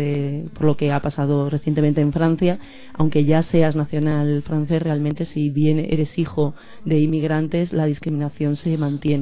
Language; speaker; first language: Spanish; native; Spanish